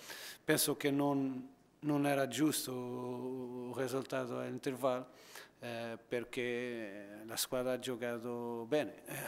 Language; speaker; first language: Italian; non-native, fluent; Portuguese